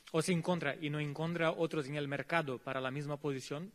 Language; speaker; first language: Spanish; non-native, fluent; Dutch